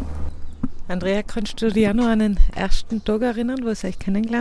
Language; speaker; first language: German; native; German